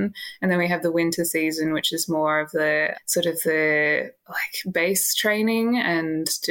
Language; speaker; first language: English; native; English